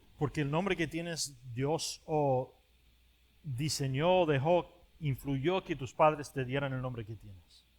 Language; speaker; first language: Spanish; early bilingual, other home language; English